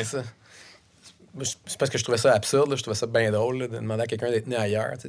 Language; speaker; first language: French; native; French